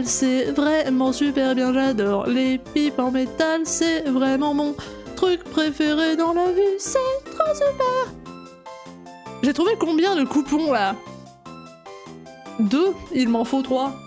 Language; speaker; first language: French; native; French